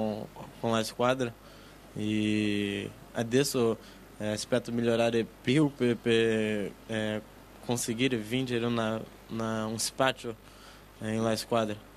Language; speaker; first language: Italian; non-native, learner; Portuguese